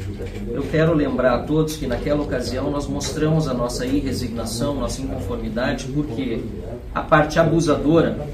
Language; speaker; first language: Portuguese; native; Portuguese